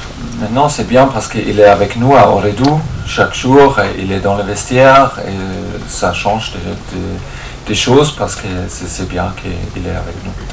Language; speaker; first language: French; non-native, fluent; German